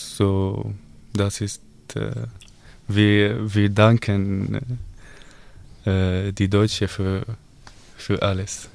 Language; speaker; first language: German; non-native, learner; Arabic